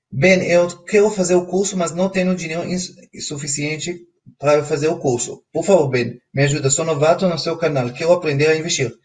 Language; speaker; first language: Portuguese; non-native, fluent; Hebrew